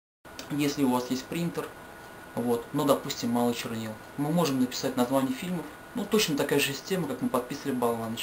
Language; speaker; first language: Russian; native; Russian